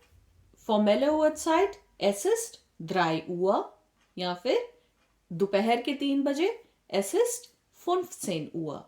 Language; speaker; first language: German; non-native, fluent; Hindi